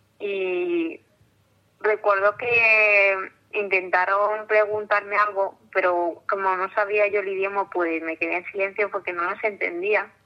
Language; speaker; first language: Spanish; early bilingual, other home language; Arabic